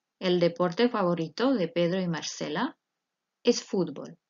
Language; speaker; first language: Spanish; non-native, fluent; Croatian